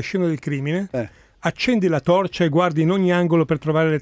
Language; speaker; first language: Italian; native; Italian